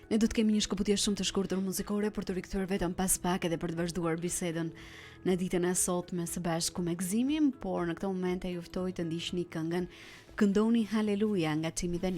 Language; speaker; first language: Albanian; native; Albanian